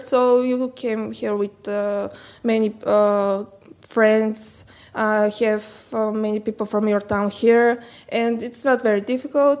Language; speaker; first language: English; non-native, learner; Bulgarian